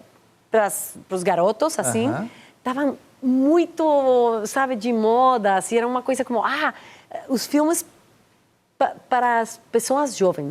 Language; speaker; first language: Portuguese; non-native, fluent; Spanish